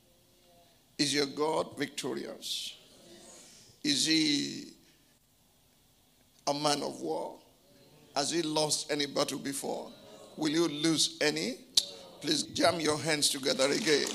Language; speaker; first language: English; non-native, local second language; Yoruba